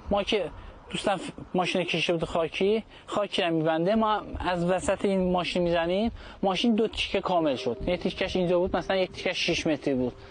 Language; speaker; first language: Persian; non-native, local second language; Azerbaijani